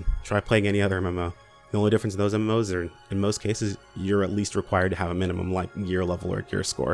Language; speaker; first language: English; native; English